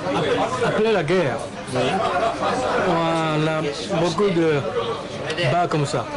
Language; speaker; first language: French; non-native, learner; Japanese